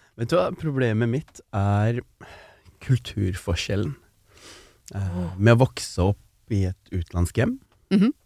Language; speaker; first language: Norwegian; early bilingual, other home language; Tamil